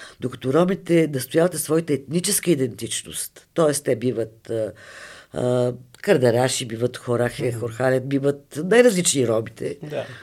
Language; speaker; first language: Bulgarian; native; Bulgarian